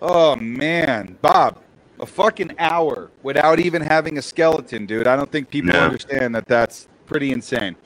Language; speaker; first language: English; native; English